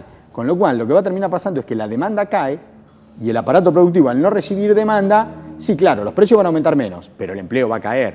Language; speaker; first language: Spanish; native; Spanish